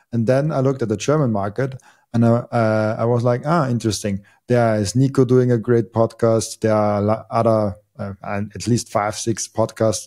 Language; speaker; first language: English; non-native, fluent; German